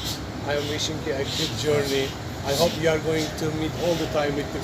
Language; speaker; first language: English; non-native, learner; Turkish